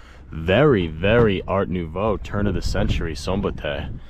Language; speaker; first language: English; native; English